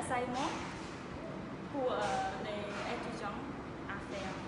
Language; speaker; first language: French; non-native, learner; Khmer